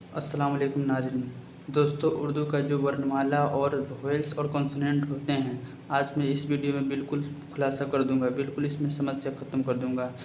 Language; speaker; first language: Hindi; native; Hindi